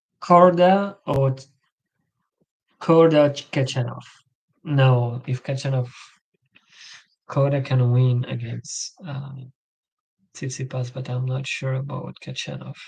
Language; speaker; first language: English; non-native, learner; French